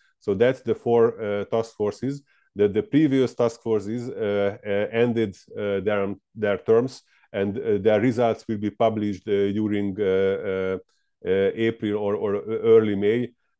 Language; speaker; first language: English; non-native, fluent; Hungarian